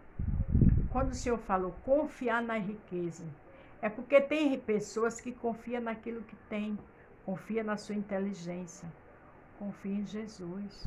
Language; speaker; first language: Portuguese; native; Portuguese